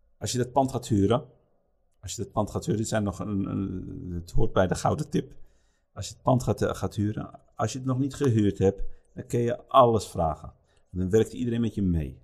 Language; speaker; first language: Dutch; early bilingual, other home language; Riffian